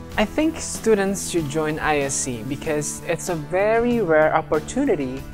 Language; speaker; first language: English; non-native, fluent; Indonesian